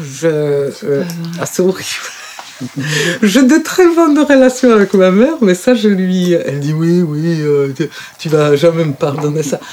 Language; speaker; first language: French; non-native, fluent; Polish